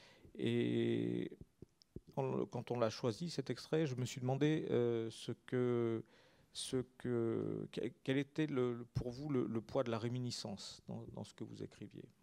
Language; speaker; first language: French; native; French